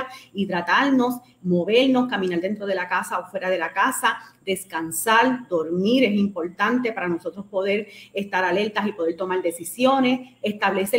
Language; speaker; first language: Spanish; native; Spanish